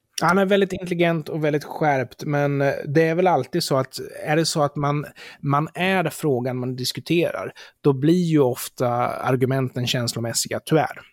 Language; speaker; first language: Swedish; native; Swedish